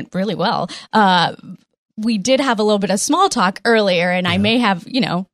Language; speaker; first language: English; early bilingual, other home language; Spanish